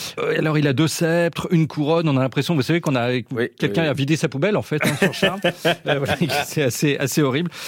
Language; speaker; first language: French; native; French